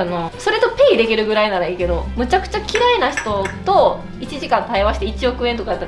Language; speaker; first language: Japanese; native; Japanese